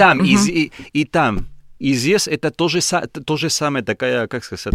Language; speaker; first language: Russian; non-native, learner; Spanish